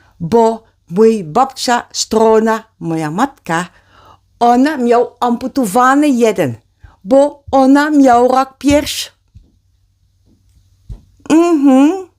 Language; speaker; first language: Polish; non-native, learner; Dutch